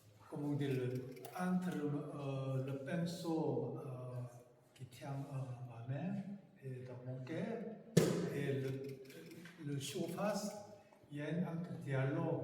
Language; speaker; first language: French; non-native, fluent; Korean